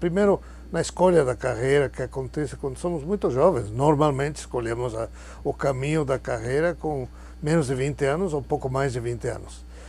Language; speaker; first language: Portuguese; non-native, fluent; Spanish